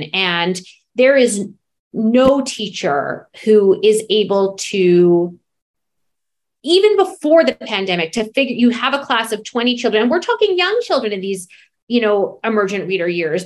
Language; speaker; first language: English; native; English